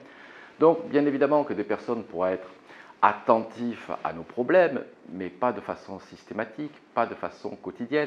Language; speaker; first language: French; native; French